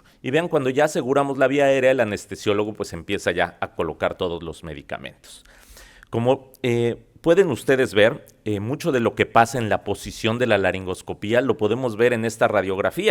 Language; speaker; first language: Spanish; native; Spanish